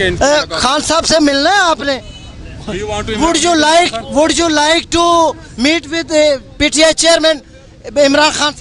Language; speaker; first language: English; non-native, local second language; Urdu